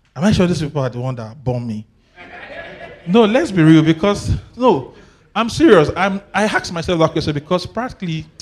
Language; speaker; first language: English; non-native, local second language; Yoruba